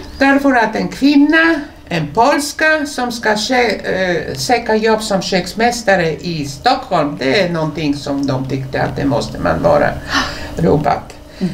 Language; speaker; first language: Swedish; non-native, fluent; Polish